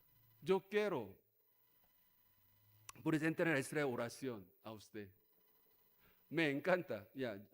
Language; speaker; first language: Spanish; non-native, learner; Korean